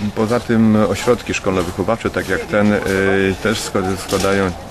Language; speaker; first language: Polish; native; Polish